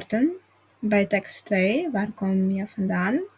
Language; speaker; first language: Dutch; non-native, fluent; Russian